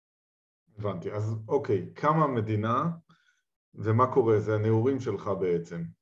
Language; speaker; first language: Hebrew; native; Hebrew